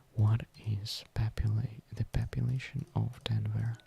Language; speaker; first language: English; non-native, fluent; Russian